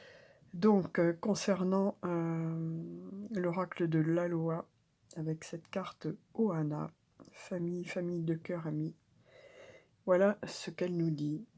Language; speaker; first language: French; native; French